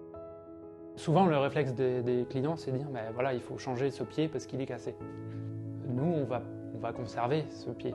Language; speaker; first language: French; native; French